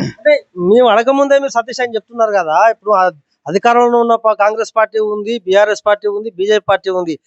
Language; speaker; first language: Telugu; native; Telugu